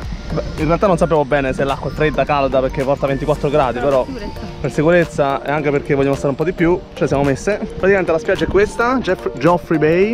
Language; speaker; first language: Italian; native; Italian